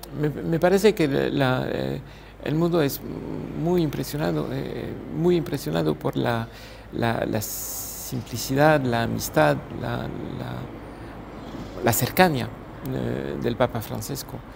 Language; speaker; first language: Spanish; non-native, fluent; French